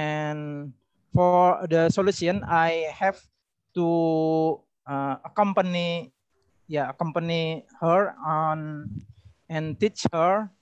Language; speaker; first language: English; non-native, learner; Indonesian